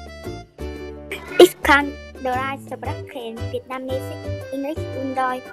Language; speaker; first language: German; non-native, learner; Vietnamese